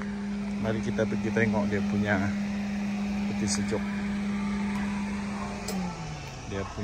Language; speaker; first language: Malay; non-native, local second language; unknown